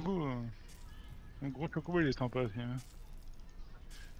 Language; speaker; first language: French; native; French